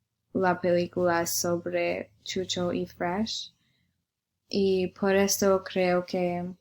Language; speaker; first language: Spanish; non-native, learner; English